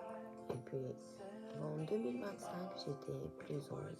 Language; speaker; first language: French; non-native, learner; Japanese